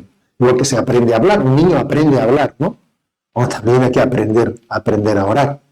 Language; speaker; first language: Spanish; native; Spanish